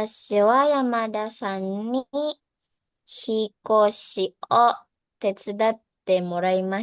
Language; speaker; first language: Japanese; non-native, learner; Indonesian